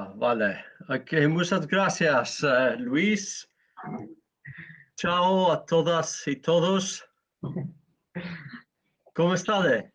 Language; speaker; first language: Spanish; non-native, learner; Greek